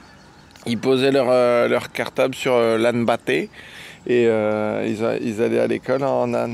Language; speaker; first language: French; native; French